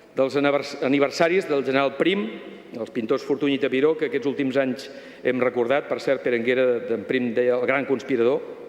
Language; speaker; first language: Catalan; native; Catalan